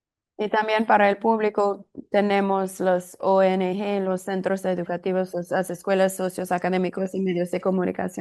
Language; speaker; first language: Spanish; non-native, fluent; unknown